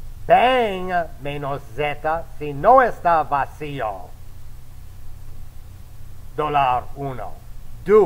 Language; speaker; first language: Spanish; non-native, fluent; English